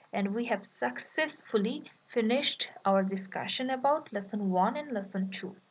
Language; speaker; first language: English; non-native, local second language; Bangla